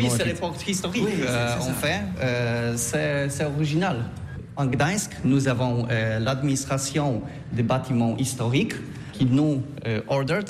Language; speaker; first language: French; non-native, learner; Polish